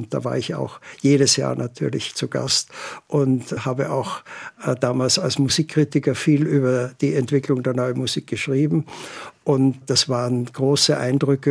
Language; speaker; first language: German; native; German